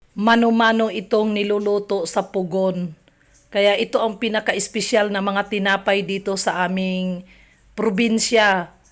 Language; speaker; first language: Filipino; non-native, local second language; Cebuano